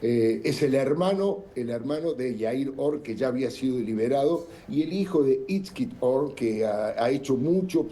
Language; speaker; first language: Spanish; native; Spanish